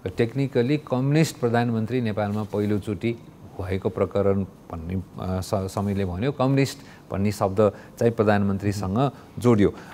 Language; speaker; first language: Nepali; native; Nepali